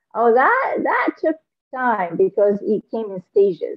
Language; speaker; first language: English; non-native, fluent; Arabic